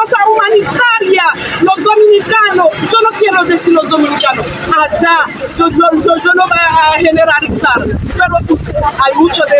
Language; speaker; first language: Spanish; non-native, fluent; Haitian Creole